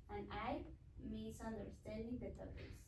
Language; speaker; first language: English; non-native, learner; Spanish